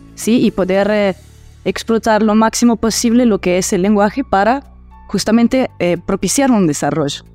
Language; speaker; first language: Spanish; early bilingual, heritage; Italian